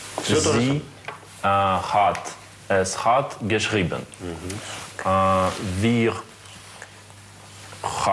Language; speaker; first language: German; non-native, learner; Russian